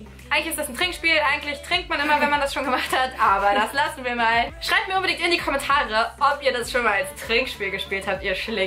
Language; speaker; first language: German; native; German